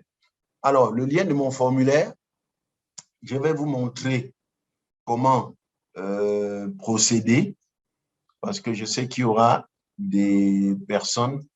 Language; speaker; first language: French; non-native, local second language; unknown